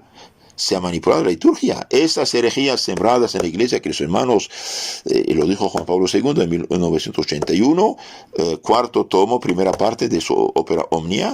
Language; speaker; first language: Spanish; non-native, fluent; French